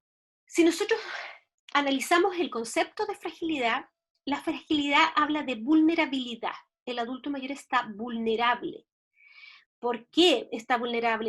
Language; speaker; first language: Spanish; native; Spanish